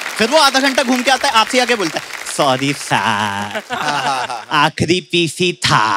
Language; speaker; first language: Hindi; native; Hindi